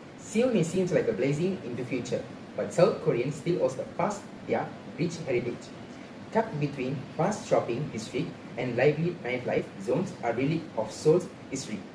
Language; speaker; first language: English; non-native, local second language; Tamil